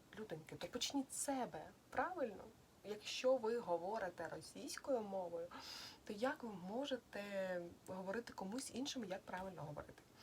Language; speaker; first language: Ukrainian; non-native, local second language; Russian